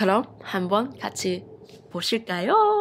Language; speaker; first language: Korean; non-native, fluent; English